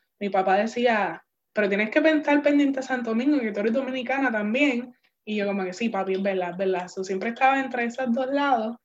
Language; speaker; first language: Spanish; native; Spanish